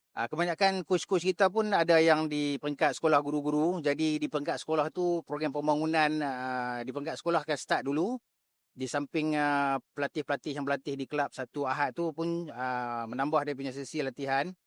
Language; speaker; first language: Malay; native; Malay